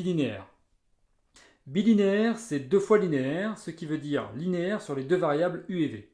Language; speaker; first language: French; native; French